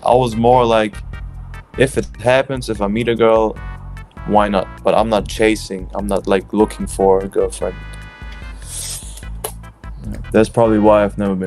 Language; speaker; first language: English; non-native, fluent; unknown